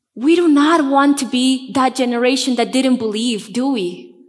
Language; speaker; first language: English; non-native, fluent; Spanish